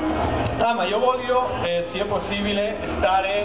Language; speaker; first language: Italian; non-native, learner; Spanish